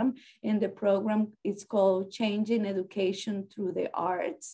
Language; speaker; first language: English; non-native, fluent; Spanish